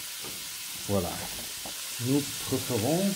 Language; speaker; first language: French; non-native, learner; German